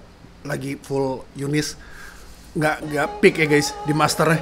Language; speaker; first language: Indonesian; native; Indonesian